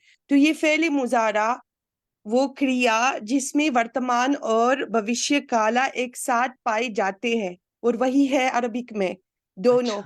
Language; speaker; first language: Hindi; non-native, fluent; Arabic